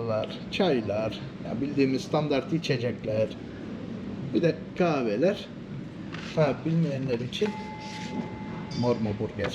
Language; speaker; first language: Turkish; early bilingual, heritage; Turkish